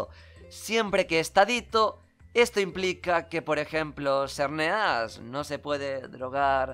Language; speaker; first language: Spanish; native; Spanish